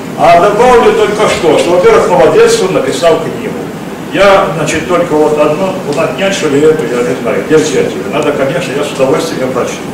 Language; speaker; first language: Russian; native; Russian